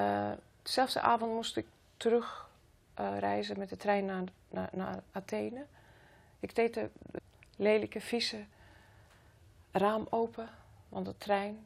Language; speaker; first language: Dutch; non-native, fluent; Greek